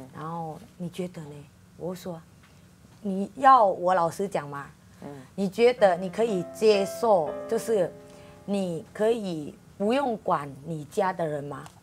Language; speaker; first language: Chinese; non-native, fluent; Thai